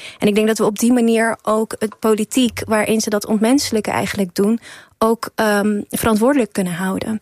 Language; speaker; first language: Dutch; early bilingual, other home language; Persian